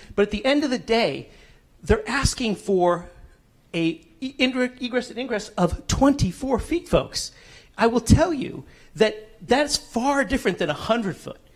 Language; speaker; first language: English; native; English